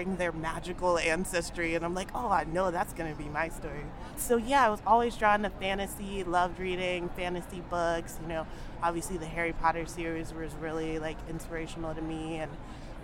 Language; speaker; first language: English; native; English